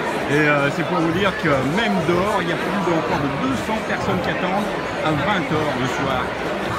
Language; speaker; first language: French; native; French